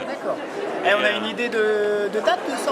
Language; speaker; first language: French; native; French